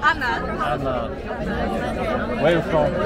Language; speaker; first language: English; non-native, fluent; Swedish